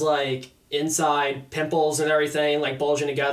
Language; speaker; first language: English; native; English